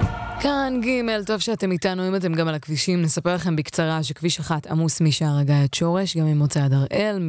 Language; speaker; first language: Hebrew; native; Hebrew